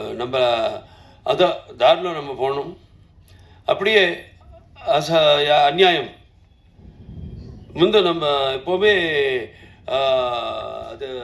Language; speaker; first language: Tamil; non-native, learner; Telugu